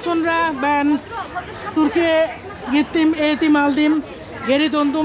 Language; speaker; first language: Turkish; non-native, fluent; Bangla